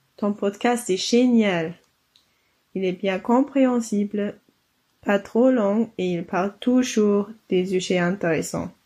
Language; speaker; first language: French; non-native, fluent; German